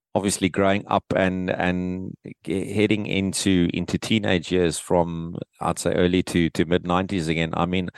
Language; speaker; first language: English; native; English